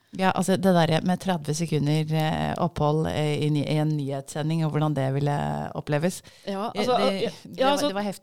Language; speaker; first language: Norwegian; native; Norwegian